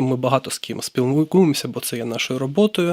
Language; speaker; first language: Ukrainian; native; Ukrainian